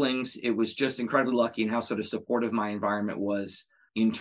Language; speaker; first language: English; native; English